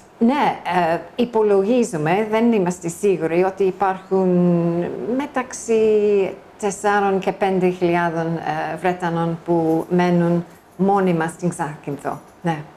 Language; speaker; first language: Greek; non-native, fluent; English